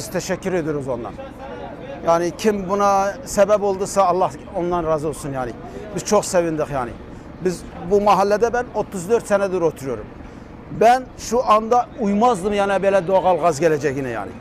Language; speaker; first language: Turkish; non-native, local second language; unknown